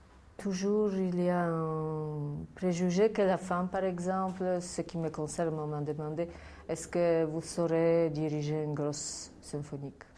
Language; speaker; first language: French; non-native, fluent; Polish